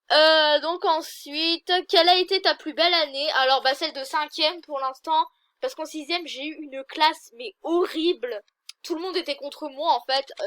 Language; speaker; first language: French; native; French